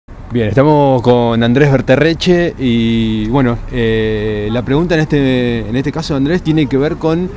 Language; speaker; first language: Spanish; native; Spanish